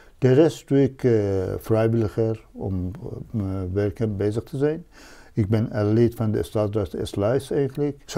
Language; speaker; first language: Dutch; non-native, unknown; Persian